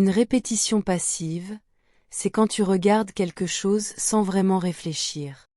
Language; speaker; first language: French; non-native, fluent; Portuguese